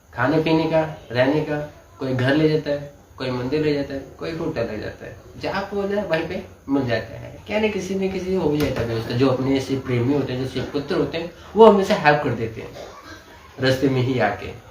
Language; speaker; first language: Hindi; native; Hindi